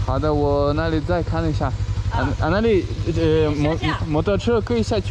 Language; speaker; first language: Chinese; non-native, fluent; Russian